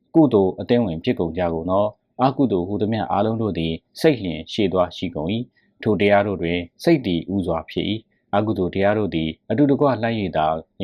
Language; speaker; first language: Burmese; native; Burmese